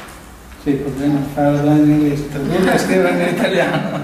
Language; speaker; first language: Italian; native; Italian